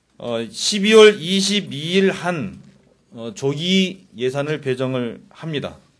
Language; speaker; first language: Korean; native; Korean